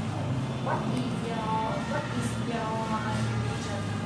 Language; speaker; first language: English; non-native, learner; Vietnamese